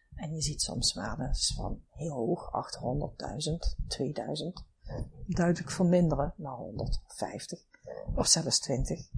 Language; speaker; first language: Dutch; native; Dutch